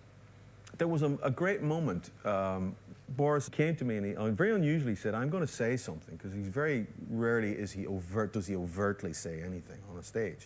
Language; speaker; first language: English; native; English